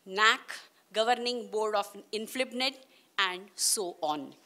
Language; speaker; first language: English; non-native, local second language; Marathi